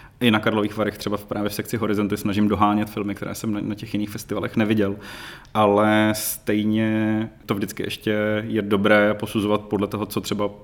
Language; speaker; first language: Czech; native; Czech